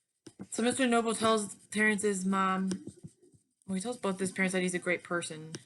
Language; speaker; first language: English; native; English